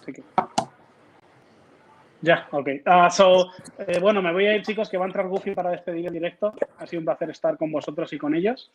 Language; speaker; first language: Spanish; native; Spanish